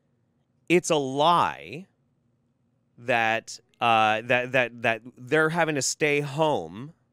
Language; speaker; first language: English; native; English